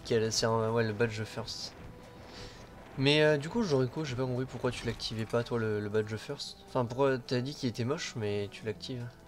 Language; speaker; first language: French; native; French